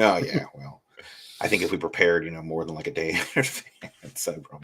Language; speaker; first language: English; native; English